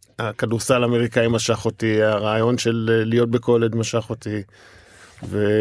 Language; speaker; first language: Hebrew; native; Hebrew